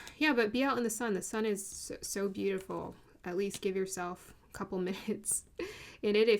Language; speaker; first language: English; native; English